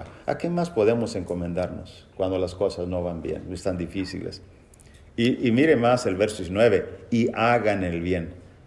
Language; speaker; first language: Spanish; native; Spanish